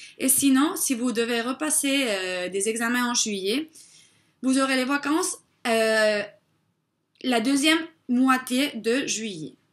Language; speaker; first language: French; non-native, fluent; Spanish